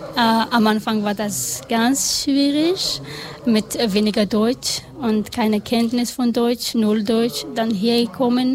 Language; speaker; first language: German; non-native, learner; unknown